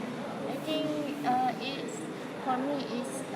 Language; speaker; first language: English; non-native, learner; Malay